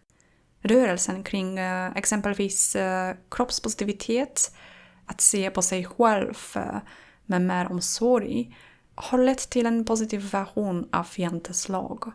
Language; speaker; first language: Swedish; non-native, fluent; Polish